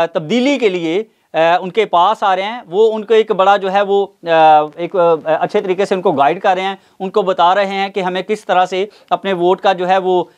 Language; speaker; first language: Urdu; non-native, local second language; Punjabi